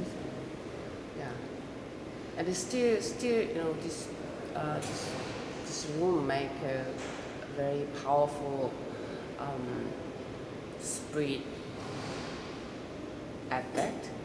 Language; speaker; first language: English; non-native, learner; Korean